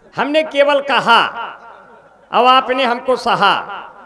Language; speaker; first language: Hindi; native; Hindi